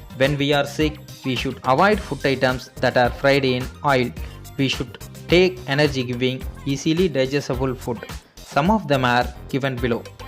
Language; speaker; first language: English; non-native, local second language; Tamil